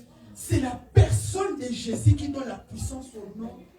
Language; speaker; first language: French; non-native, local second language; Lingala